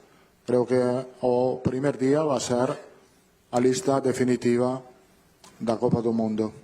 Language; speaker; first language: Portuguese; non-native, learner; Italian